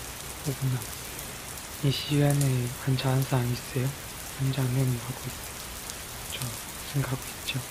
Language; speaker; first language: Korean; non-native, learner; Chinese